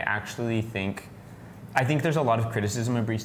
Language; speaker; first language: English; native; English